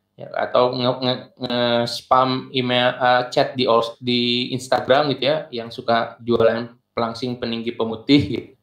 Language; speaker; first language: Indonesian; native; Indonesian